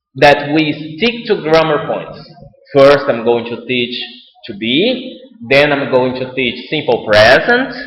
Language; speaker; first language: English; non-native, fluent; Portuguese